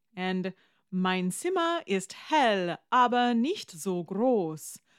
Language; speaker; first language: German; non-native, fluent; English